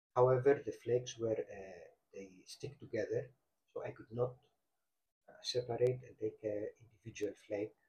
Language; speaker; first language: English; non-native, fluent; Greek